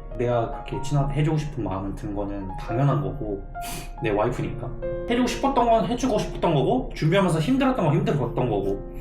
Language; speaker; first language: Korean; native; Korean